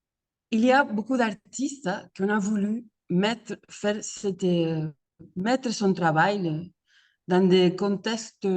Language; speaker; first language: French; non-native, fluent; Spanish